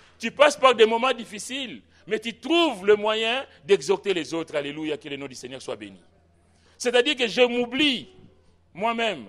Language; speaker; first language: French; non-native, local second language; Lingala